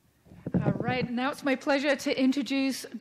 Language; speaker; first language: English; native; English